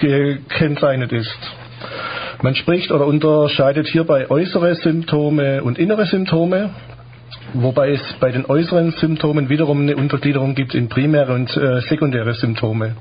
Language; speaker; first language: German; native; German